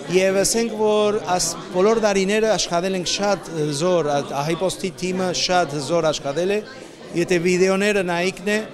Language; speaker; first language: Armenian; early bilingual, heritage; Armenian